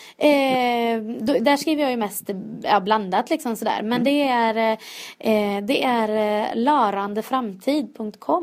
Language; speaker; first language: Swedish; native; Swedish